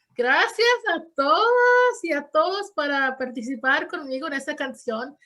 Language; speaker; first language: Spanish; early bilingual, heritage; Spanish